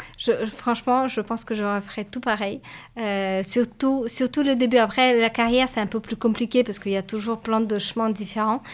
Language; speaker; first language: French; non-native, fluent; Russian